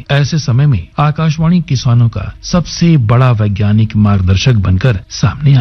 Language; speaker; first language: Hindi; native; Hindi